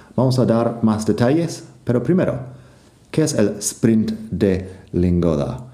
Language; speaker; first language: Spanish; non-native, fluent; English